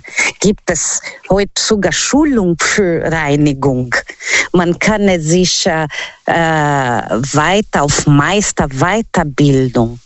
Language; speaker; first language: German; non-native, learner; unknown